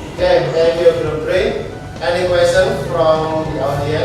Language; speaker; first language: English; non-native, fluent; Indonesian